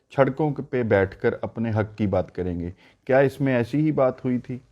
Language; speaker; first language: Hindi; non-native, local second language; Punjabi